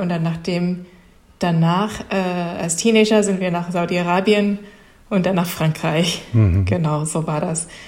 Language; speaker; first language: German; non-native, fluent; Japanese